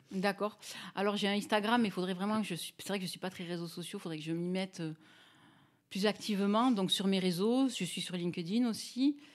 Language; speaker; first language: French; native; French